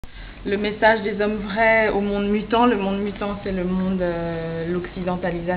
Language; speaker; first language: French; native; French